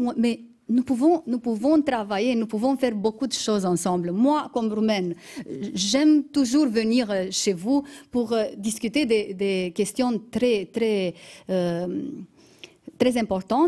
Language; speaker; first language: French; non-native, fluent; Romanian